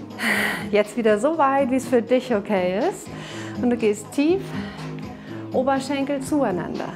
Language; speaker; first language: German; native; German